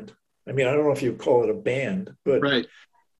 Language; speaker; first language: English; native; English